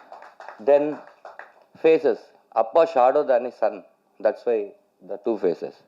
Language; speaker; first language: Tamil; non-native, learner; Telugu